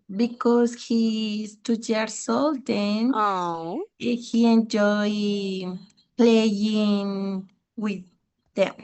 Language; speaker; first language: English; non-native, learner; Spanish